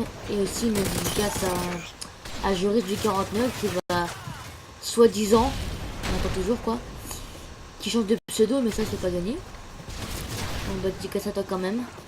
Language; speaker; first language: French; native; French